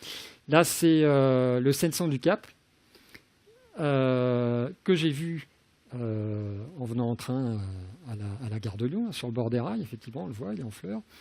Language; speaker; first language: French; native; French